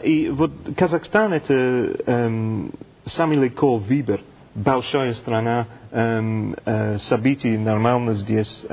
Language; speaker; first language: Russian; non-native, learner; English